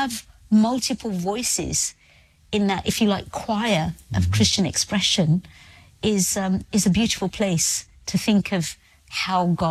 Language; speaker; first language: English; native; English